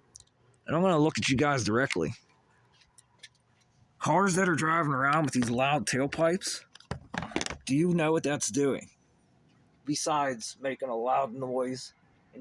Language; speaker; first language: English; native; English